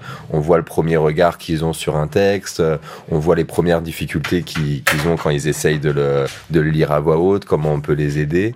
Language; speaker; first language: French; native; French